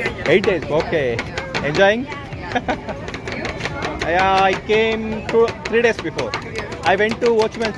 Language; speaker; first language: English; non-native, local second language; Kannada